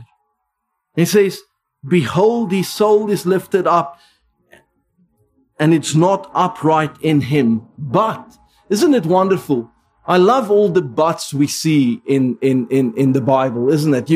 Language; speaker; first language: English; non-native, local second language; Afrikaans